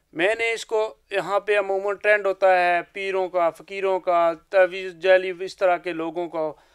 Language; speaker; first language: Urdu; non-native, local second language; Punjabi